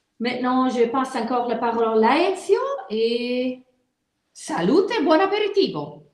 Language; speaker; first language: French; non-native, fluent; Italian